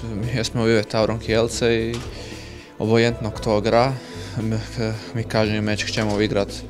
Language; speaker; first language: Polish; non-native, learner; Croatian